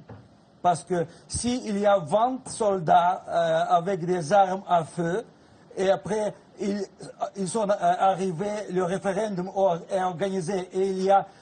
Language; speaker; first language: French; non-native, fluent; Russian